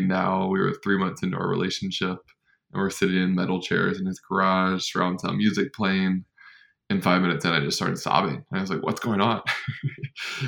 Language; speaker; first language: English; native; English